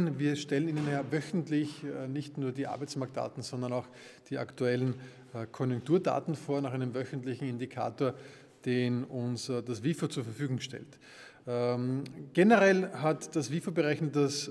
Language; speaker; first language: German; native; German